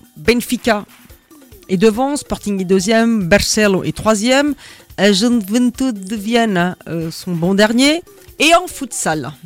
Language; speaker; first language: Portuguese; early bilingual, heritage; Portuguese